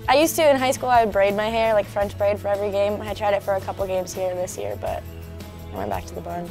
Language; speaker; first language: English; native; English